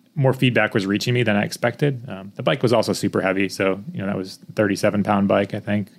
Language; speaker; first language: English; native; English